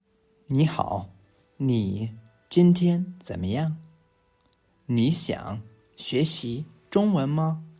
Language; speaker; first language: Chinese; non-native, fluent; English